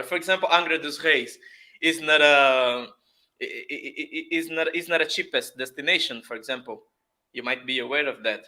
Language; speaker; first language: English; non-native, fluent; Portuguese